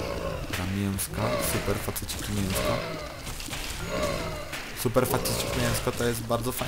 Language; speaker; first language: Polish; native; Polish